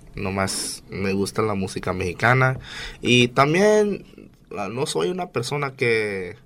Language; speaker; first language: Spanish; non-native, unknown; English